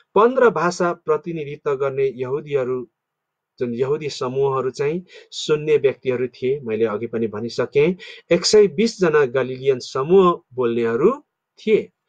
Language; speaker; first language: Nepali; non-native, local second language; Limbu